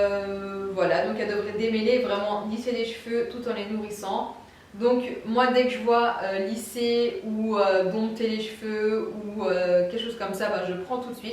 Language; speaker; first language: French; native; French